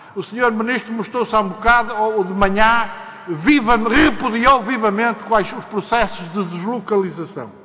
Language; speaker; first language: Portuguese; native; Portuguese